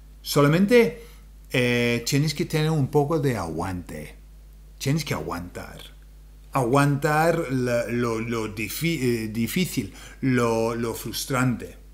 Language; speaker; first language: Spanish; non-native, fluent; English